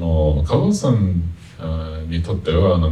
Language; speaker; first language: Japanese; non-native, fluent; English